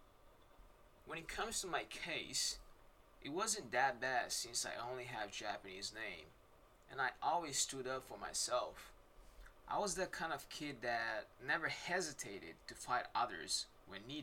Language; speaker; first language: English; non-native, fluent; Japanese